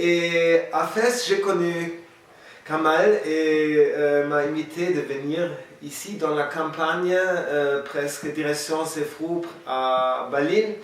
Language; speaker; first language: French; non-native, learner; German